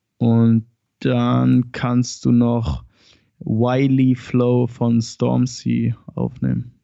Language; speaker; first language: German; native; German